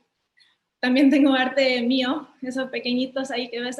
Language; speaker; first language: Spanish; early bilingual, heritage; Spanish